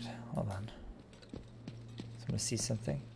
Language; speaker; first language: English; native; English